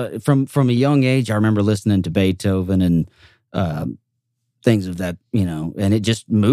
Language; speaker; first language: English; native; English